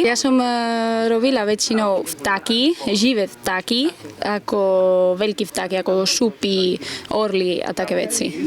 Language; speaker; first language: Slovak; non-native, learner; Spanish